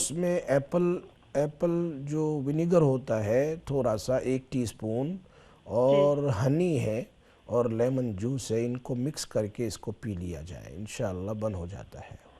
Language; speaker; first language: Urdu; native; Urdu